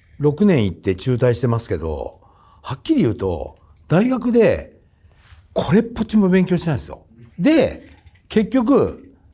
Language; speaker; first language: Japanese; native; Japanese